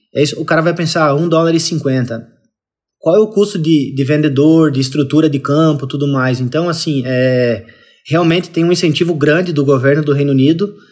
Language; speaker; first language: Portuguese; native; Portuguese